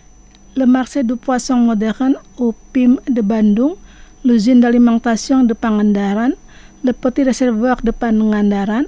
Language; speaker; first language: French; non-native, fluent; Indonesian